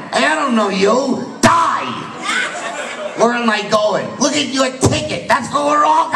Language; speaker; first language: English; native; English